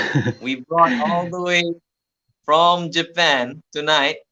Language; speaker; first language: English; non-native, fluent; Malay